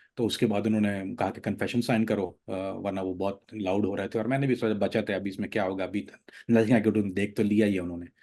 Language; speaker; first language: Urdu; native; Urdu